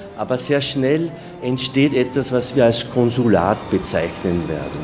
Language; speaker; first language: German; native; German